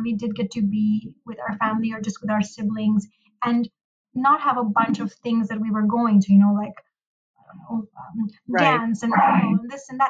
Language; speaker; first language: English; non-native, local second language; Urdu